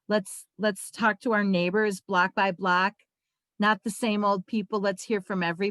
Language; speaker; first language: English; native; English